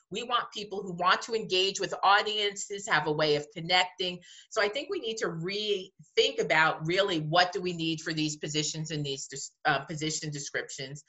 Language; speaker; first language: English; native; English